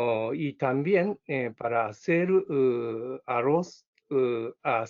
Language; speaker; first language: Spanish; non-native, learner; Japanese